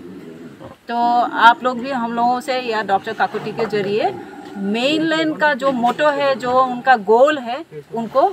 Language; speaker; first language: Hindi; non-native, local second language; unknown